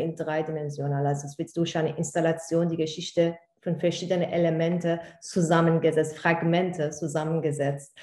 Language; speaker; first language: German; non-native, fluent; Persian